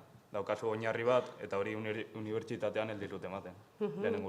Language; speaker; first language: Basque; non-native, local second language; Spanish